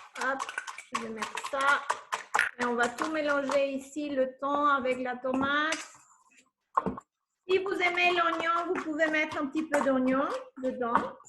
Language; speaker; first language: French; non-native, fluent; Spanish